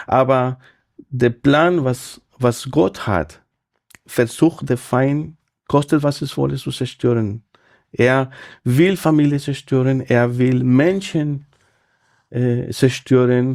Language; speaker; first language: German; non-native, fluent; Spanish